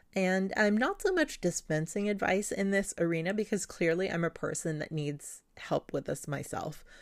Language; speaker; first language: English; non-native, local second language; Filipino